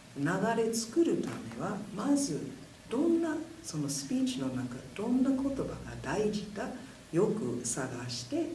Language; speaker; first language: Japanese; non-native, fluent; English